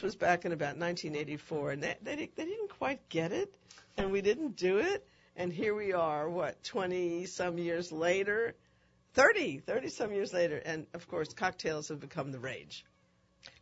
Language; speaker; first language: English; native; English